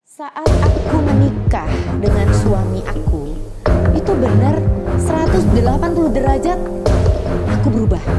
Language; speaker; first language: Indonesian; native; Indonesian